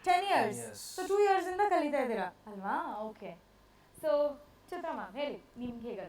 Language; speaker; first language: Kannada; native; Kannada